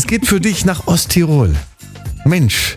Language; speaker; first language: German; native; German